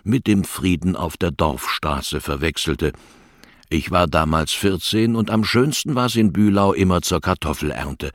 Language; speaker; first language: German; native; German